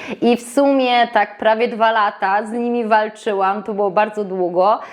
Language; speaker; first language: Polish; native; Polish